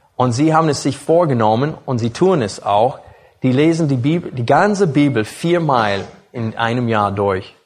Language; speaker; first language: German; non-native, fluent; English